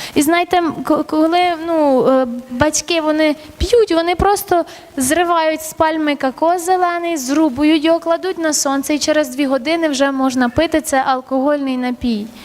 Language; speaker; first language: Ukrainian; early bilingual, other home language; Armenian